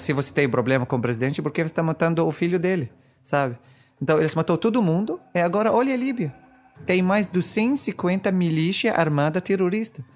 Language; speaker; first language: Portuguese; non-native, fluent; Arabic